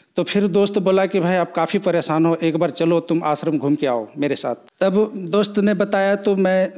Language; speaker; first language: Hindi; native; Hindi